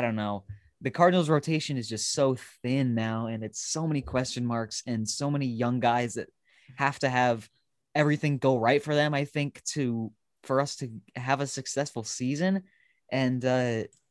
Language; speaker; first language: English; native; English